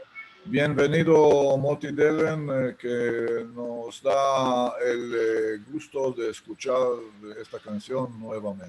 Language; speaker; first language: Spanish; non-native, fluent; Hebrew